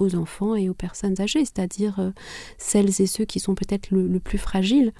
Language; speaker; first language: French; non-native, local second language; Kinyarwanda